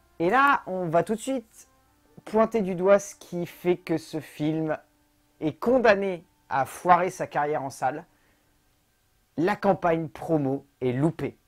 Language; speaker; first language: French; native; French